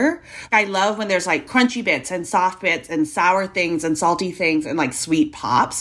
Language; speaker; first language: English; non-native, local second language; Cantonese